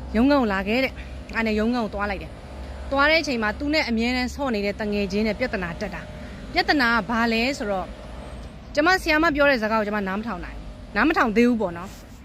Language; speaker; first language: Burmese; native; Burmese